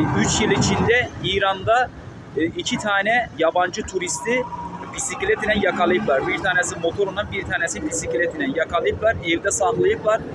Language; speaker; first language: Turkish; native; Turkish